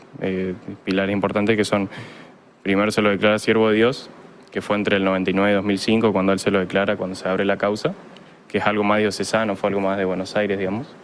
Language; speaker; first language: Spanish; native; Spanish